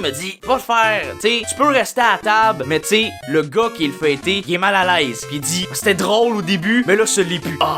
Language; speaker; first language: French; native; French